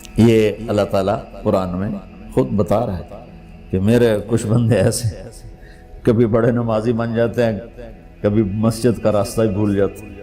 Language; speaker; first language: Urdu; non-native, local second language; Punjabi